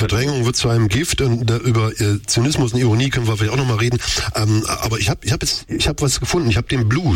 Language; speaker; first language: German; native; German